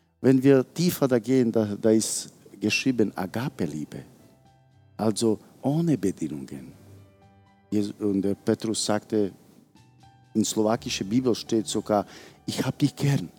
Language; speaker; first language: German; non-native, fluent; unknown